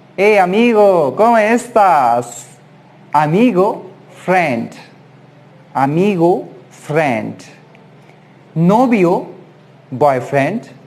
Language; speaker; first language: Spanish; non-native, fluent; Hindi